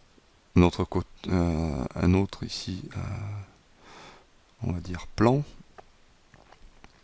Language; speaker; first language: French; native; French